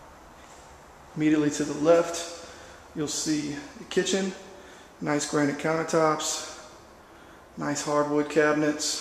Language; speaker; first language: English; native; English